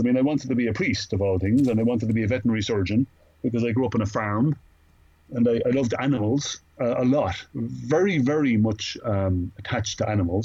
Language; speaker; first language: English; native; English